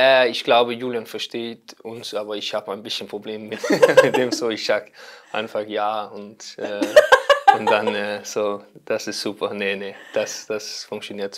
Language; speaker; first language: German; non-native, learner; Danish